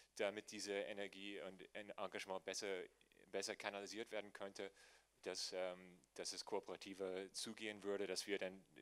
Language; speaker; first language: German; non-native, fluent; English